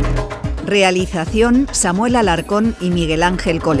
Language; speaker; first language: Spanish; native; Spanish